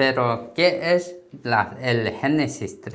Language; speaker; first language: Spanish; non-native, learner; Korean